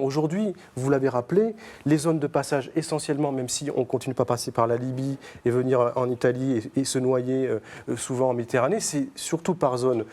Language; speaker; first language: French; native; French